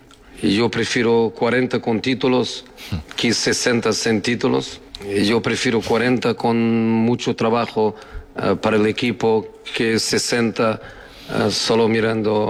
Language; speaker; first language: Spanish; non-native, fluent; Portuguese